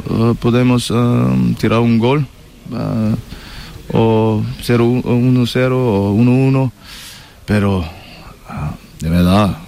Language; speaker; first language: Spanish; non-native, learner; German